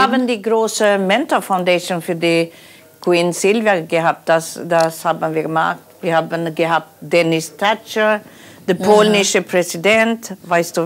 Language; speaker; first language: German; non-native, learner; Polish